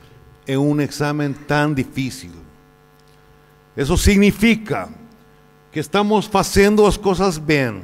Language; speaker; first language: Portuguese; non-native, learner; Spanish